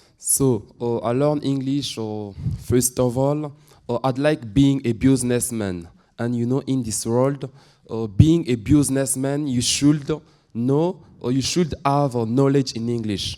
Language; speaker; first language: English; non-native, learner; French